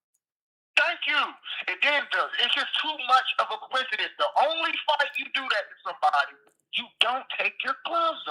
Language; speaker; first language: English; native; English